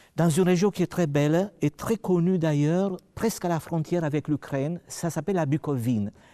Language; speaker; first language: French; non-native, fluent; Romanian